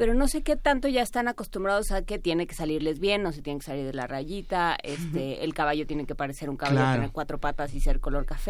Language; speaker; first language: Spanish; native; Spanish